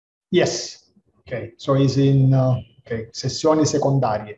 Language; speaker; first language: English; non-native, fluent; Italian